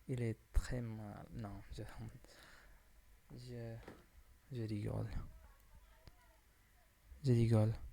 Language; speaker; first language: French; non-native, learner; English